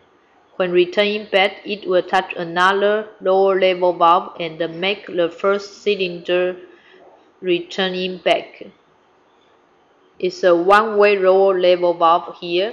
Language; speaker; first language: English; non-native, fluent; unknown